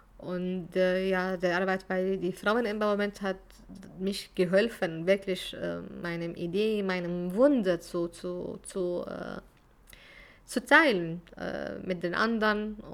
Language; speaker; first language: German; non-native, fluent; Arabic